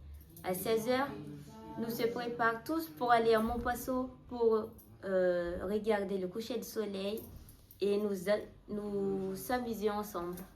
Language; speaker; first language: French; non-native, learner; Malagasy